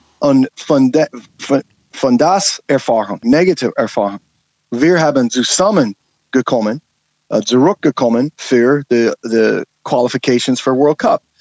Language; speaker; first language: German; non-native, learner; English